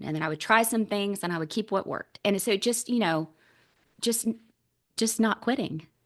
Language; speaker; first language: English; native; English